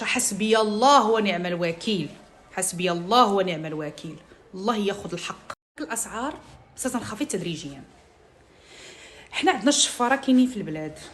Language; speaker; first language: Arabic; native; Arabic